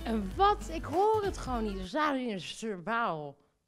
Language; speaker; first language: Dutch; native; Dutch